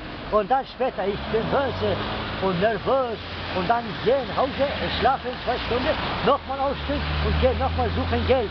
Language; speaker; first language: German; non-native, learner; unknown